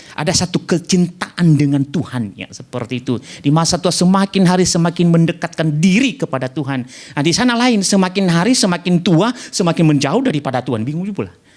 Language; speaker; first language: Indonesian; non-native, local second language; Nias